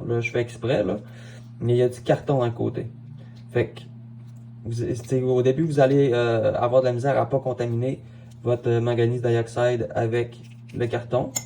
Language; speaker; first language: French; native; French